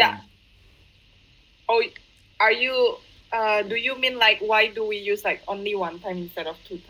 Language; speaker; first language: English; non-native, fluent; Indonesian